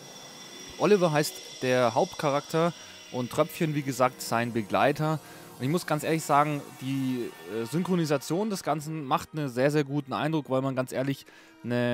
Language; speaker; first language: German; native; German